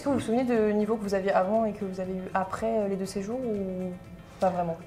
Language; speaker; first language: French; native; French